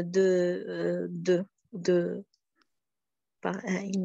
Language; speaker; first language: French; non-native, learner; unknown